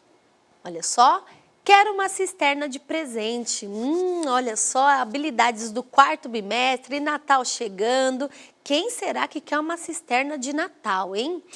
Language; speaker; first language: Portuguese; native; Portuguese